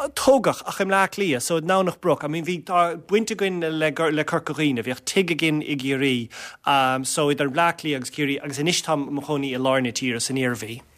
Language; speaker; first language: Irish; non-native, local second language; English